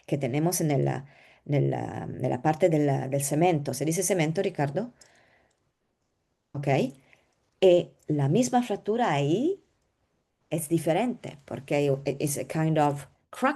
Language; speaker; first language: Spanish; non-native, learner; Italian